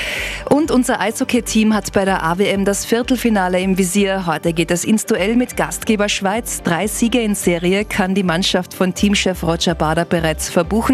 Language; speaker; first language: German; native; German